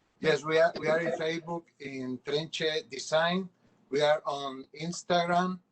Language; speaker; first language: English; non-native, local second language; Spanish